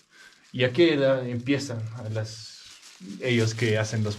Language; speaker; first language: Spanish; non-native, learner; Danish